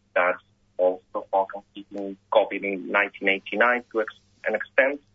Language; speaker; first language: English; non-native, fluent; Spanish